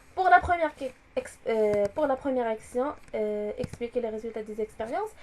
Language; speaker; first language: French; non-native, local second language; Arabic